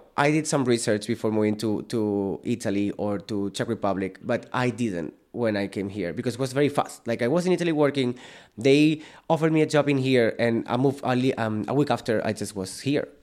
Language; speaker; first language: English; non-native, fluent; Spanish